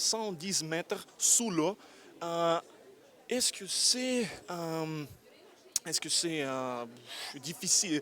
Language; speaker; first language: French; non-native, learner; Russian